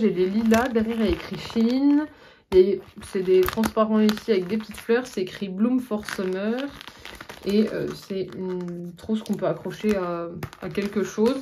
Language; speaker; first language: French; native; French